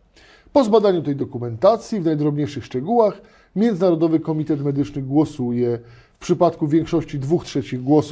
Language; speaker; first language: Polish; native; Polish